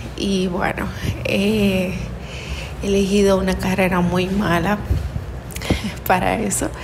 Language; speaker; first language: Spanish; native; Spanish